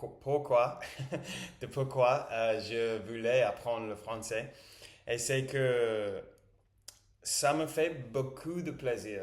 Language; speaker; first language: French; non-native, learner; English